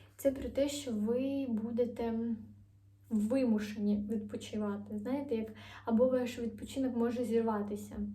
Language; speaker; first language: Ukrainian; non-native, local second language; Russian